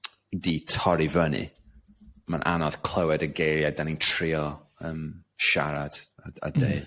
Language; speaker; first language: Welsh; non-native, local second language; English